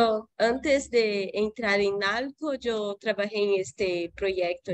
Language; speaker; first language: Spanish; non-native, fluent; Portuguese